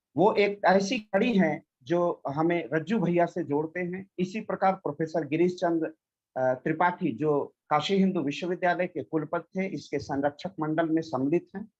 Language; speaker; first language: Hindi; non-native, local second language; Bhojpuri